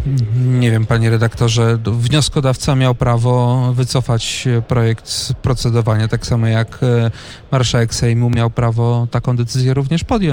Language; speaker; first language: Polish; native; Polish